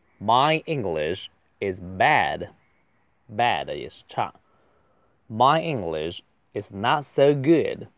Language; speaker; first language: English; non-native, fluent; Chinese